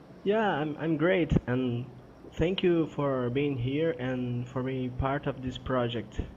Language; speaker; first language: English; non-native, fluent; Portuguese